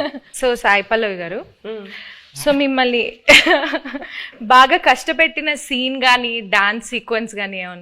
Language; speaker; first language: Telugu; native; Telugu